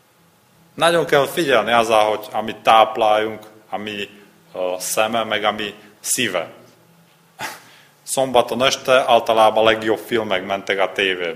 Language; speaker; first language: Hungarian; non-native, learner; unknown